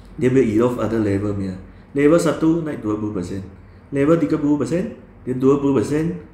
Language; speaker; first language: Malay; non-native, local second language; Chinese